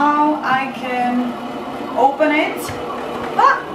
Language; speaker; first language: English; non-native, learner; Czech